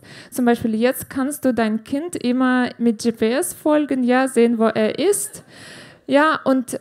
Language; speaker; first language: German; non-native, fluent; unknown